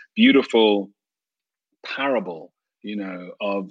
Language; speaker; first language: English; native; English